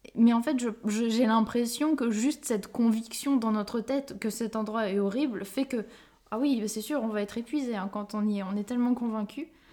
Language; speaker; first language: French; native; French